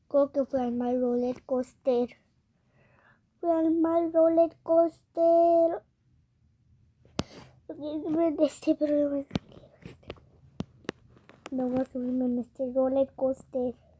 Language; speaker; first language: Spanish; early bilingual, heritage; Spanish